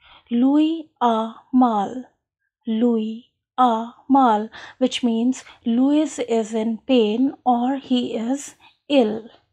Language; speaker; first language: English; non-native, local second language; Hindi